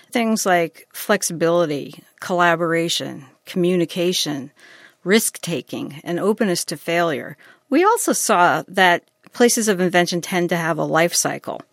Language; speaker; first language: English; native; English